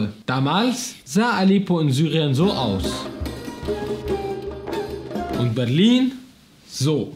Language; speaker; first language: German; non-native, fluent; Arabic